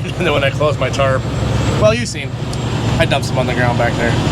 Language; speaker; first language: English; native; English